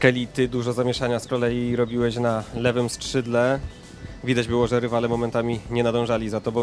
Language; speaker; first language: Polish; native; Polish